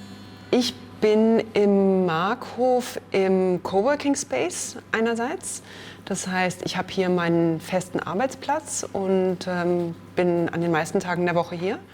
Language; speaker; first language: German; native; German